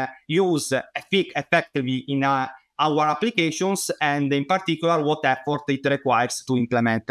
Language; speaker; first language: English; non-native, fluent; Italian